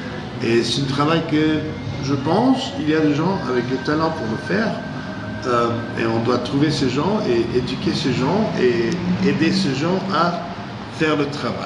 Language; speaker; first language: French; non-native, fluent; English